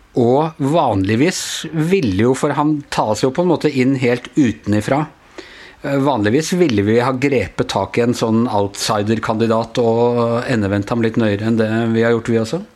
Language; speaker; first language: Norwegian; native; Norwegian